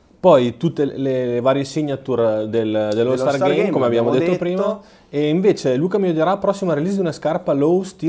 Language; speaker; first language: Italian; native; Italian